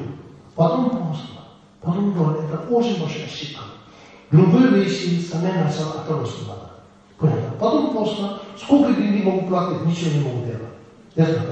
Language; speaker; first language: Russian; non-native, learner; Tibetan